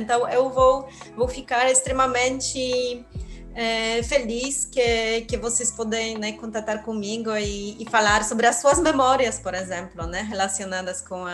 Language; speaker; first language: Portuguese; non-native, fluent; Polish